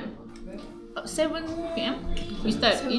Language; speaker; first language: English; non-native, learner; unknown